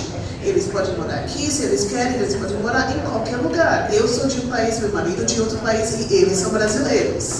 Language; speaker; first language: Portuguese; non-native, fluent; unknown